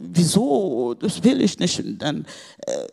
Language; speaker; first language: German; non-native, fluent; Portuguese